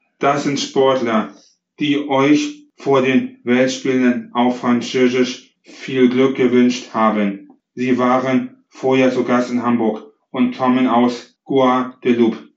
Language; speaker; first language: German; native; German